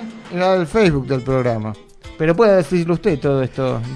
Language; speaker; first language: Spanish; native; Spanish